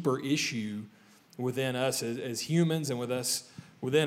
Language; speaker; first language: English; native; English